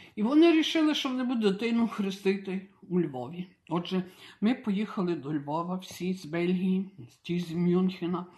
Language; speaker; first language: Ukrainian; early bilingual, heritage; Ukrainian